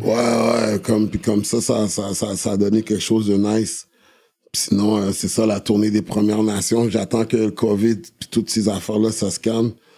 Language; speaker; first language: French; native; French